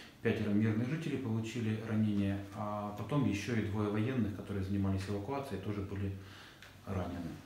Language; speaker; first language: Russian; native; Russian